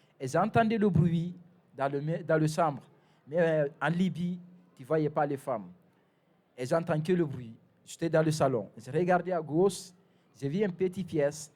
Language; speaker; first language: French; non-native, fluent; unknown